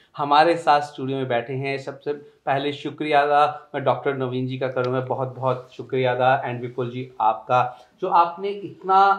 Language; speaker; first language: Hindi; native; Hindi